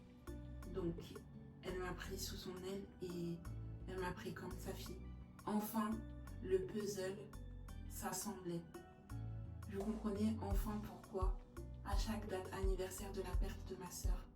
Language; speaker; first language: French; native; French